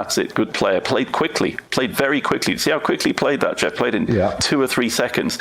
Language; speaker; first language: English; native; English